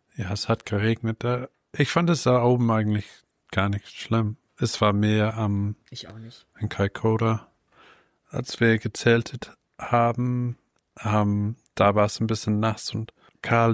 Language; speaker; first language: German; non-native, fluent; English